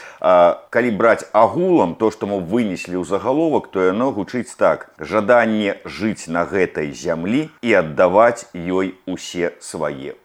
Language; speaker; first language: Belarusian; native; Belarusian